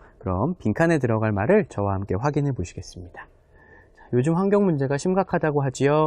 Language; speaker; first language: Korean; native; Korean